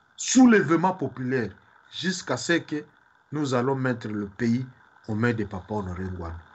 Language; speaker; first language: French; non-native, local second language; Swahili